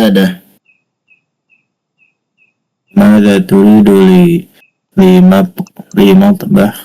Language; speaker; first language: Arabic; non-native, learner; Indonesian